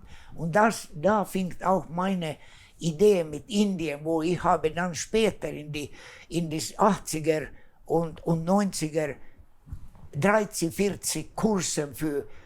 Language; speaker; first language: German; non-native, fluent; Finnish